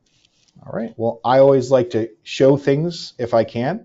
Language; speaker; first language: English; native; English